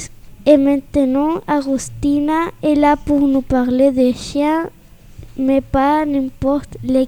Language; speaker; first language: French; non-native, learner; Spanish